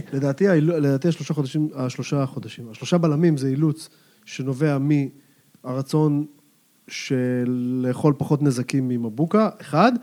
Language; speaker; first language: Hebrew; native; Hebrew